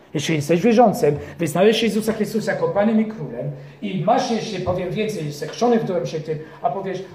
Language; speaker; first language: Polish; non-native, fluent; French